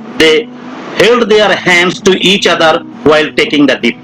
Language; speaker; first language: English; non-native, local second language; Bangla